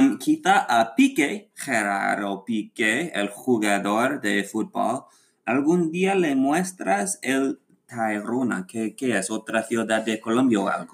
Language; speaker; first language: Spanish; non-native, learner; English